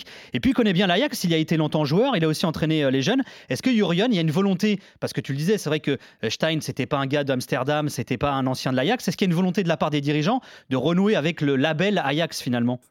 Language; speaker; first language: French; native; French